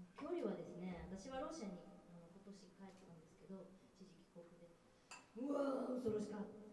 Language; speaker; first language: Japanese; non-native, fluent; Russian